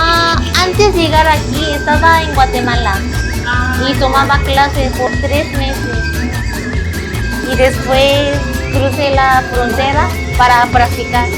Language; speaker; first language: Spanish; non-native, fluent; Korean